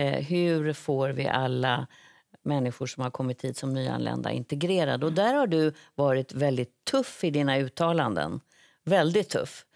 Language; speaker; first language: Swedish; native; Swedish